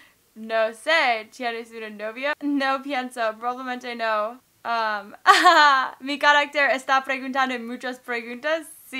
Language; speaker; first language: Spanish; non-native, learner; English